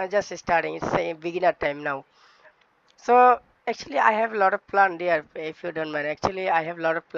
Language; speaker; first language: English; non-native, learner; Bangla